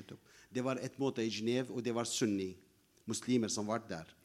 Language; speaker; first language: Norwegian; non-native, fluent; Arabic